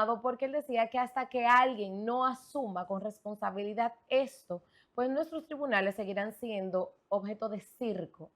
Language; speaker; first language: Spanish; native; Spanish